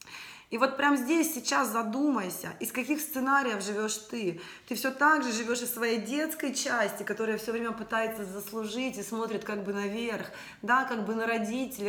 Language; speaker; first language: Russian; native; Russian